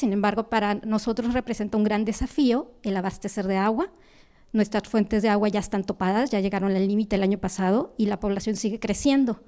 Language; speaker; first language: Spanish; native; Spanish